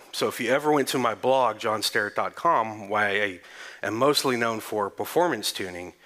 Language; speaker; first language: English; native; English